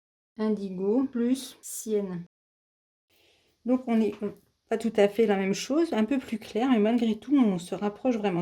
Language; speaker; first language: French; native; French